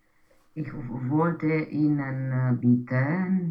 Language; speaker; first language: German; non-native, learner; Romanian